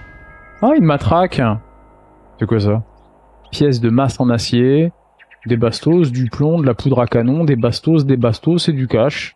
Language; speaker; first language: French; native; French